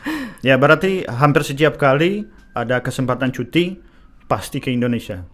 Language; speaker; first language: Indonesian; non-native, fluent; Czech